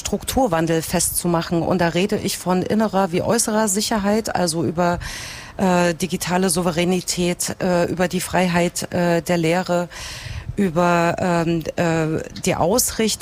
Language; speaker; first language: German; native; German